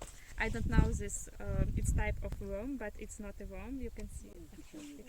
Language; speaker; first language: English; non-native, learner; Russian